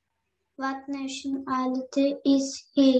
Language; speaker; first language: English; non-native, learner; Turkish